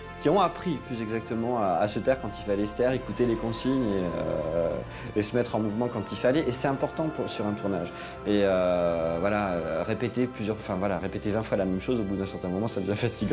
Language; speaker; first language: French; native; French